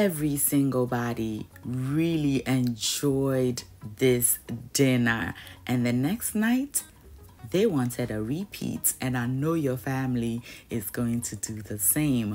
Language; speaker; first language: English; non-native, local second language; Ga